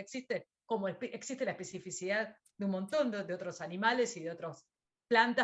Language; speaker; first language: Spanish; native; Spanish